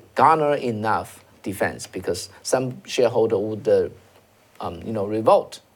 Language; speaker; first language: English; non-native, fluent; Chinese